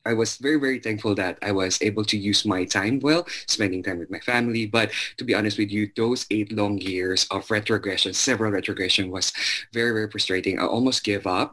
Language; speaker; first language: English; non-native, local second language; Chavacano